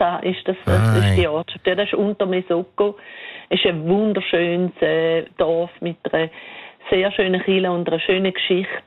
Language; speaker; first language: German; native; German